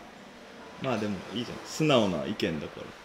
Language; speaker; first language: Japanese; native; Japanese